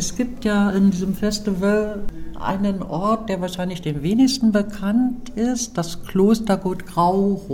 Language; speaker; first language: German; native; German